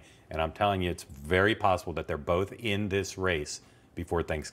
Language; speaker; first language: English; native; English